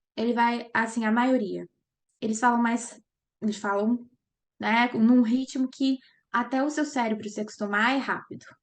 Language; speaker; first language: Portuguese; native; Portuguese